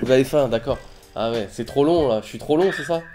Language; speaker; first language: French; native; French